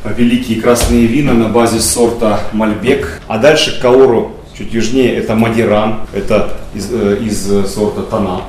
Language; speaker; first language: Russian; native; Russian